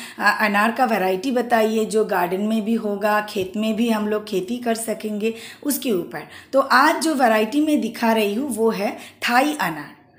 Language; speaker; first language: Hindi; non-native, local second language; Bangla